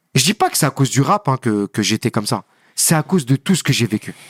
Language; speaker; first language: French; native; French